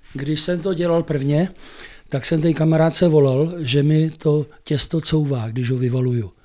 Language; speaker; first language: Czech; native; Czech